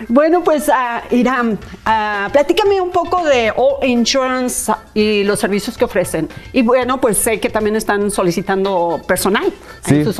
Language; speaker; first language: Spanish; native; Spanish